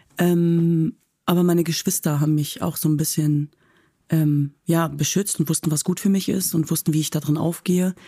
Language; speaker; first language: German; native; German